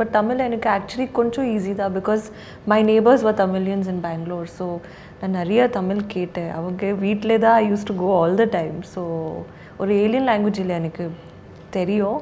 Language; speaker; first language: Tamil; non-native, learner; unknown